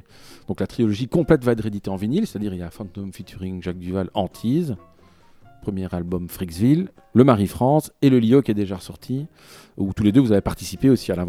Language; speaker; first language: French; native; French